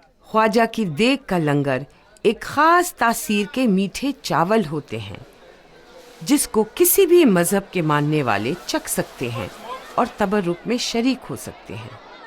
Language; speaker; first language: Urdu; native; Urdu